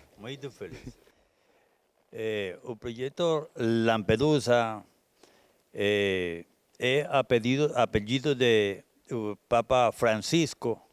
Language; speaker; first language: Portuguese; non-native, learner; Spanish